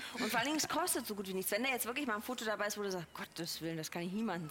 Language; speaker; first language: German; native; German